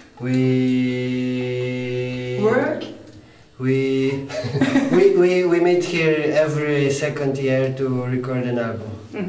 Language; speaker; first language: English; non-native, fluent; Polish